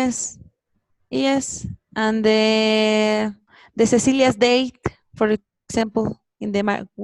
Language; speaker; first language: English; non-native, learner; Spanish